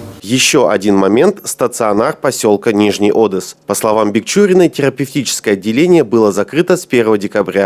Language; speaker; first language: Russian; native; Russian